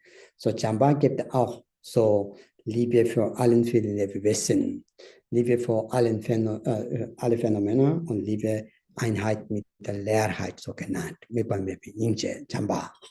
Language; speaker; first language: German; non-native, learner; Tibetan